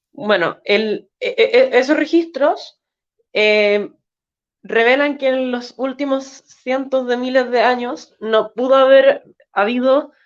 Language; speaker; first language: Spanish; native; Spanish